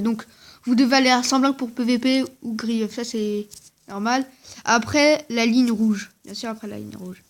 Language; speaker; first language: French; native; French